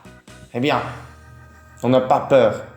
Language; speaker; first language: French; non-native, learner; Vietnamese